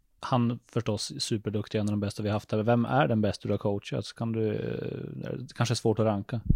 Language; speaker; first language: Swedish; native; Swedish